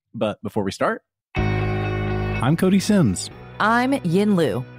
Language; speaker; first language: English; native; English